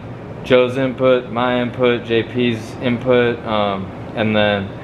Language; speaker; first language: English; native; English